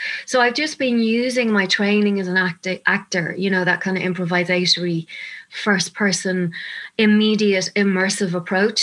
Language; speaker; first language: English; native; English